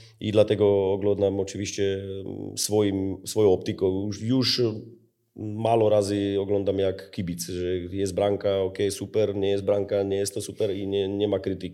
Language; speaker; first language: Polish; non-native, learner; Slovak